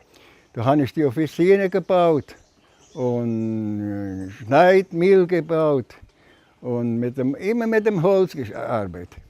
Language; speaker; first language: German; early bilingual, heritage; German